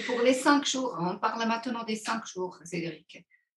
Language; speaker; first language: French; non-native, fluent; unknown